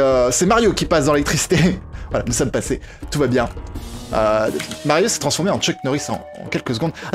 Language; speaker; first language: French; native; French